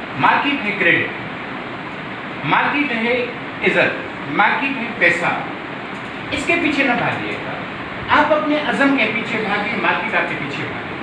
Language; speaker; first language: Urdu; non-native, local second language; Sindhi